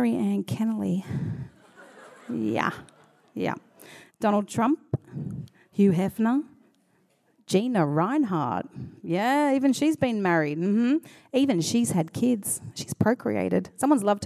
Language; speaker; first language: English; native; English